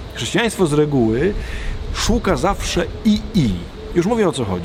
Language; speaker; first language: Polish; native; Polish